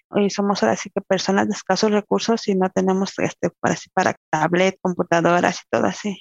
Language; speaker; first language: Spanish; native; Spanish